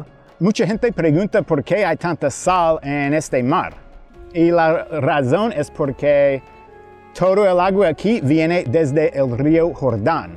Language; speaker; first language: Spanish; non-native, fluent; English